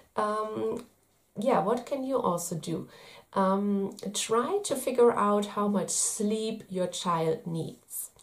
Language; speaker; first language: English; non-native, fluent; German